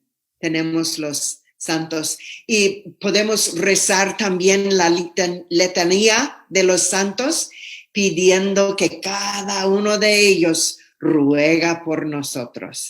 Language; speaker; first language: Spanish; non-native, fluent; English